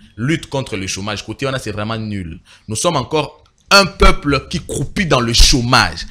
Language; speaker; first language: French; non-native, local second language; Lingala